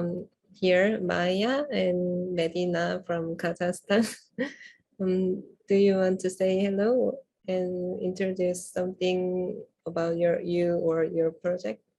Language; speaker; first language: English; non-native, fluent; Korean